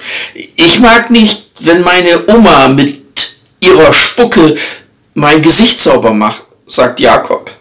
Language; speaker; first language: German; native; German